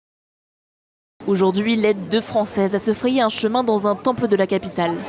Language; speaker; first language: French; native; French